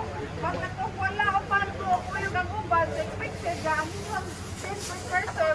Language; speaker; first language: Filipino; non-native, local second language; Cebuano